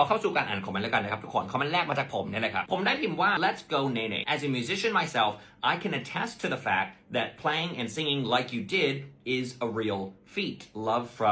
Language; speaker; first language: Thai; native; Thai